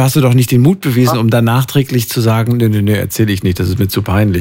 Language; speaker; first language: German; native; German